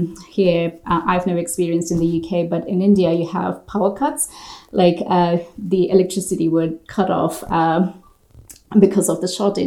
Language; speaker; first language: English; non-native, local second language; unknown